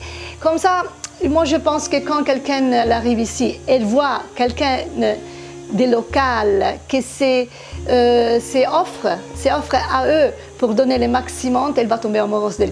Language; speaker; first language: French; non-native, fluent; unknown